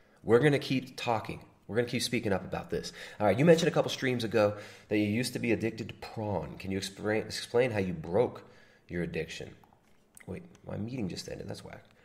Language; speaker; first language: English; native; English